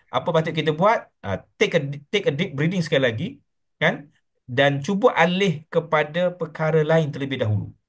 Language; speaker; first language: Malay; native; Malay